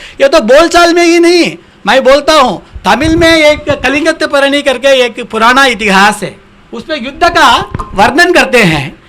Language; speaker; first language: Hindi; non-native, local second language; Tamil